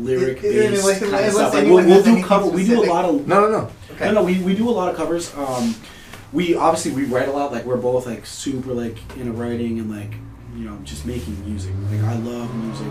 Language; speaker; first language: English; early bilingual, other home language; Spanish